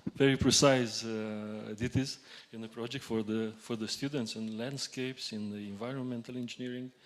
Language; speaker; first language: English; non-native, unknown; Romanian